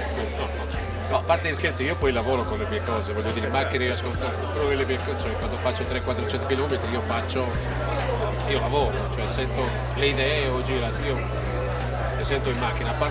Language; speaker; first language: Italian; native; Italian